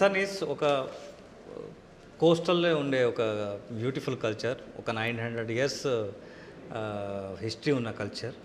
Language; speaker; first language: Telugu; non-native, local second language; Kannada